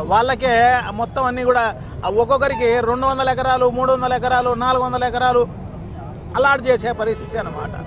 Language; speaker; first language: Telugu; native; Telugu